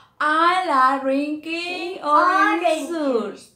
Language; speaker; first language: English; non-native, learner; Vietnamese